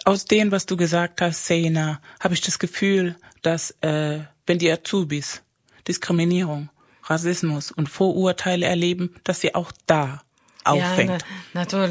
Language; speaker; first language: German; non-native, fluent; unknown